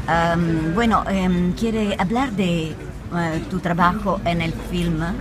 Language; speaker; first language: Spanish; non-native, learner; Italian